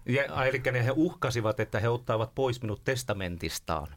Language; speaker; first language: Finnish; native; Finnish